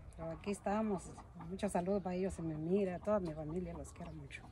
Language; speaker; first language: Spanish; non-native, local second language; Mixtepec Mixtec